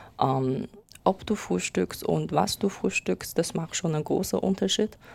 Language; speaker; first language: German; non-native, fluent; Chinese